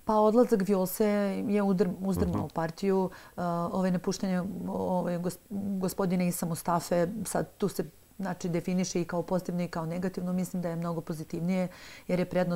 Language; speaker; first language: Serbian; native; Serbian